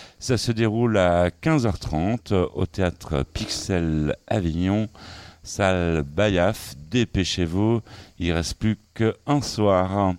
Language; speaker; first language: French; native; French